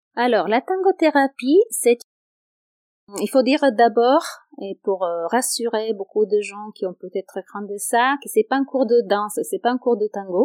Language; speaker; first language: French; non-native, fluent; Italian